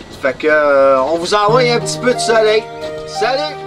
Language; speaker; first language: French; native; French